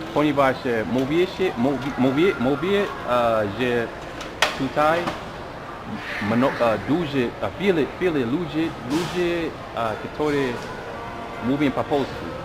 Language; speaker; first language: Polish; non-native, learner; English